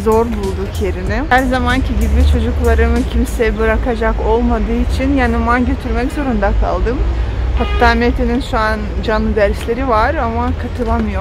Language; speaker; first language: Turkish; non-native, fluent; Russian